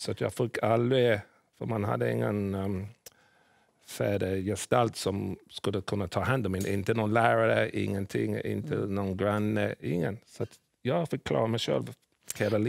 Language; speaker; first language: Swedish; early bilingual, other home language; English